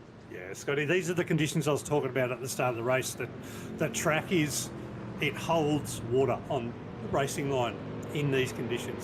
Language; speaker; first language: English; native; English